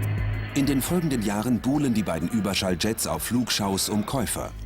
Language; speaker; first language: German; native; German